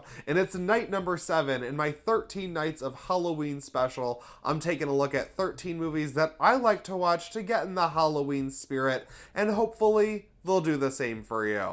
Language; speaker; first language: English; native; English